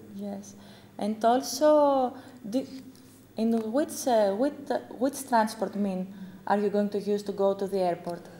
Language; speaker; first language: English; non-native, fluent; Greek